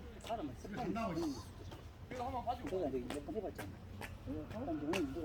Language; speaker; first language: Korean; native; Korean